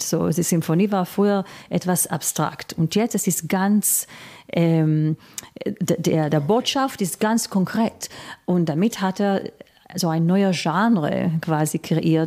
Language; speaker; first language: German; non-native, fluent; Hebrew